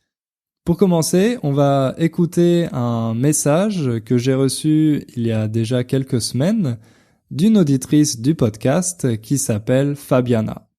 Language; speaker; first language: French; native; French